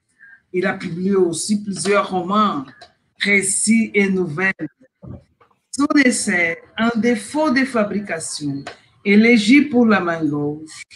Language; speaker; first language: French; non-native, fluent; Portuguese